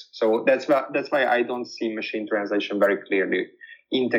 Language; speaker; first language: English; non-native, fluent; Hungarian